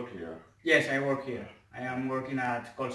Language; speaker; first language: English; non-native, learner; Spanish